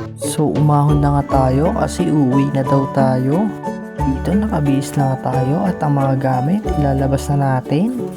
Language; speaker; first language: Filipino; native; Filipino